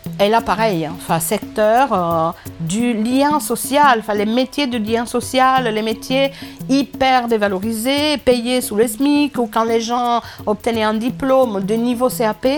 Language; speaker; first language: French; non-native, fluent; Italian